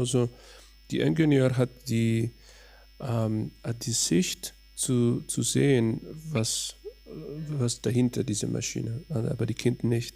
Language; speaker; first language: German; non-native, learner; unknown